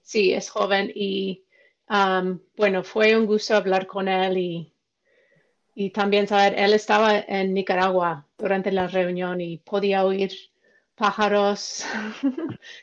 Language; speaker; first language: Spanish; non-native, fluent; English